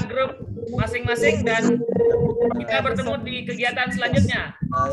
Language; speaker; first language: Indonesian; native; Indonesian